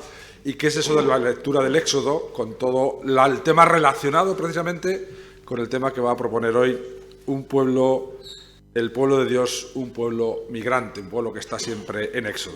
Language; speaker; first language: Spanish; native; Spanish